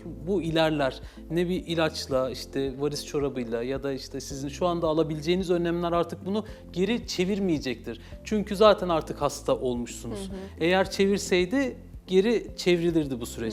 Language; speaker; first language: Turkish; native; Turkish